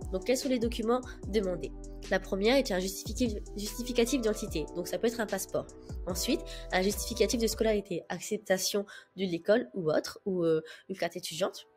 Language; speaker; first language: French; native; French